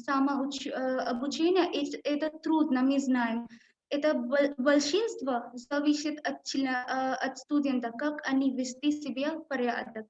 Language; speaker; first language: Russian; non-native, learner; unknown